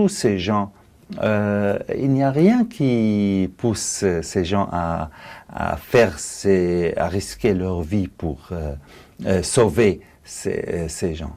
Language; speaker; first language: French; non-native, fluent; Arabic